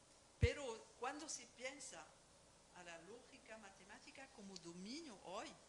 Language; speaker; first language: Spanish; non-native, fluent; French